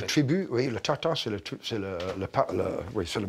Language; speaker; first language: French; non-native, fluent; English